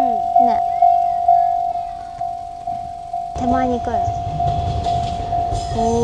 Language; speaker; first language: Japanese; native; Japanese